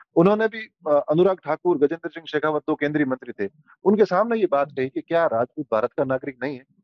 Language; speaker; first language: Hindi; native; Hindi